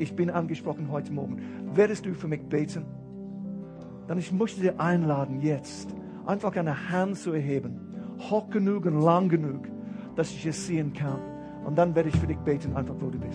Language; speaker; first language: German; non-native, fluent; English